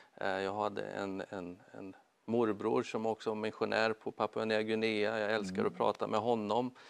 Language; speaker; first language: Swedish; native; Swedish